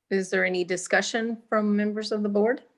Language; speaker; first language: English; native; English